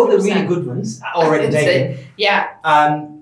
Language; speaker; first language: English; native; English